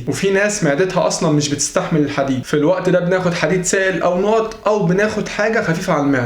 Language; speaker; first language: Arabic; native; Arabic